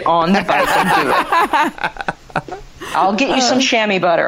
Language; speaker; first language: English; native; English